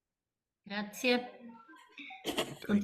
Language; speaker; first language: Italian; non-native, fluent; Spanish